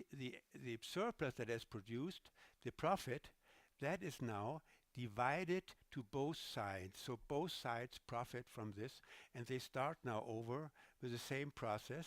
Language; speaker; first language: English; non-native, fluent; German